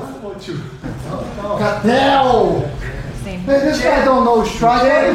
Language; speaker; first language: English; non-native, fluent; Portuguese